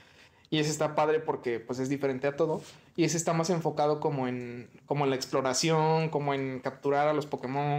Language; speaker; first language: Spanish; native; Spanish